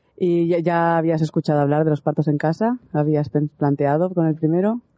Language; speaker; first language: Spanish; native; Spanish